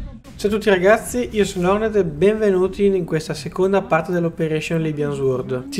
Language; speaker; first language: Italian; native; Italian